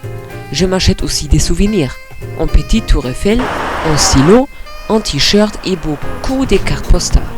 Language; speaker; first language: French; non-native, learner; German